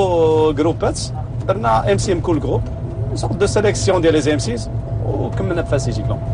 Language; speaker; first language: Arabic; native; Arabic